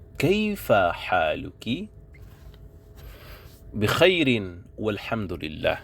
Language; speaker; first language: Arabic; non-native, fluent; Indonesian